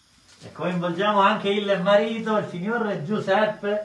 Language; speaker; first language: Italian; native; Italian